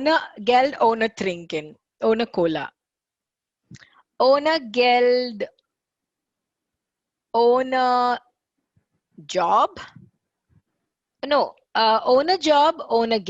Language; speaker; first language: German; non-native, fluent; Tamil